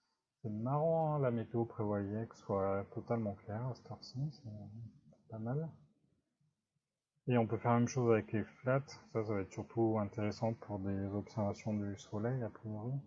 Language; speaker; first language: French; native; French